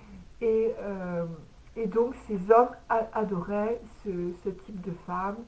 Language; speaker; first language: French; native; French